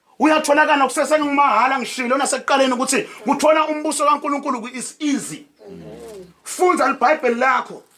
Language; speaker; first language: Zulu; non-native, local second language; Tsonga